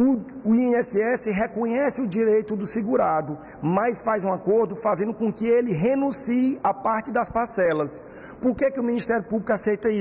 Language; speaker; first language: Portuguese; native; Portuguese